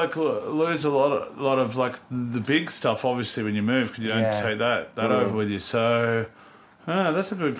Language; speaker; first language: English; native; English